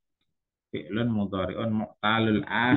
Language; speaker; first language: Arabic; non-native, fluent; Indonesian